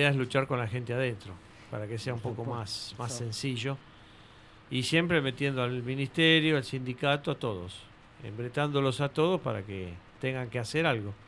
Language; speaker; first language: Spanish; native; Spanish